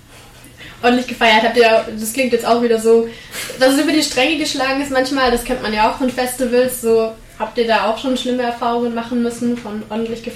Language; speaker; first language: German; native; German